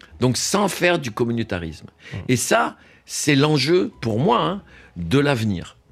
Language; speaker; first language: French; native; French